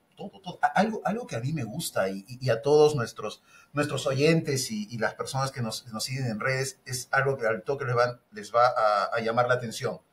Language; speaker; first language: Spanish; native; Spanish